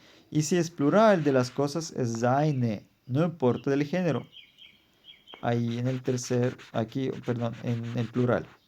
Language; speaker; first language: Spanish; non-native, fluent; German